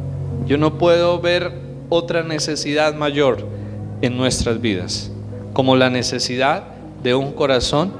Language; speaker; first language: Spanish; native; Spanish